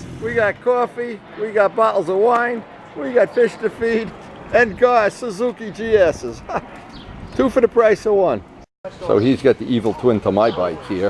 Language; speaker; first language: English; native; English